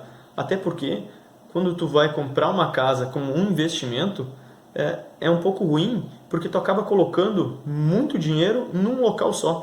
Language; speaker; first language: Portuguese; native; Portuguese